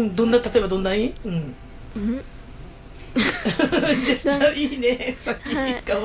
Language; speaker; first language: Japanese; native; Japanese